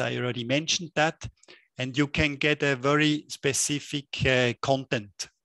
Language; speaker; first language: English; non-native, fluent; German